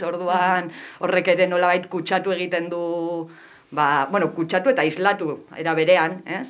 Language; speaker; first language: Basque; non-native, local second language; Spanish